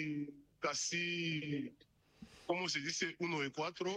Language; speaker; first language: Spanish; non-native, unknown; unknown